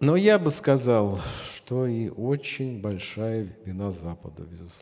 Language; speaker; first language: Russian; native; Russian